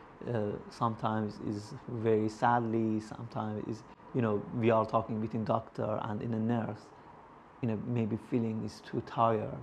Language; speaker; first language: English; non-native, learner; Persian